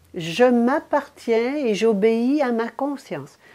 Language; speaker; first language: French; native; French